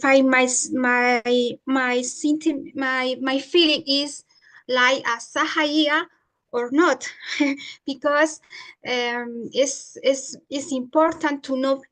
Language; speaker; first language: English; non-native, learner; Italian